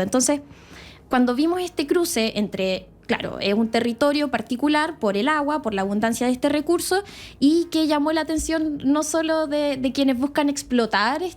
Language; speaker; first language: Spanish; native; Spanish